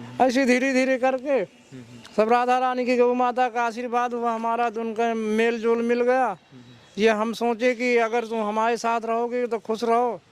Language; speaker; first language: Hindi; native; Hindi